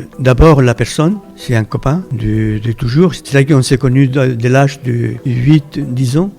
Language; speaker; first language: French; non-native, fluent; Spanish